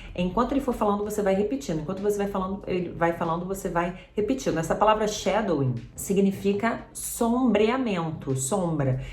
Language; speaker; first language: Portuguese; native; Portuguese